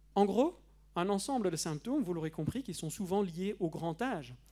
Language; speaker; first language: French; native; French